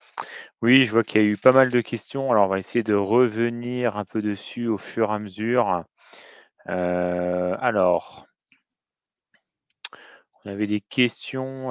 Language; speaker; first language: French; native; French